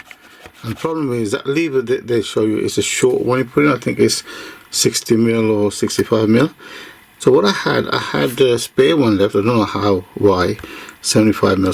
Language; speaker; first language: English; native; English